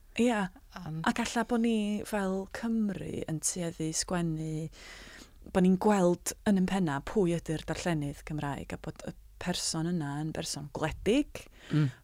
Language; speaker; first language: Welsh; native; Welsh